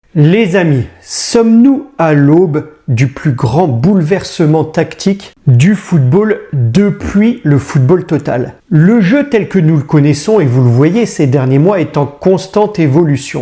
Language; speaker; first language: French; native; French